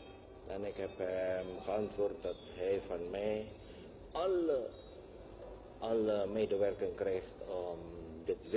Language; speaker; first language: Dutch; non-native, fluent; Indonesian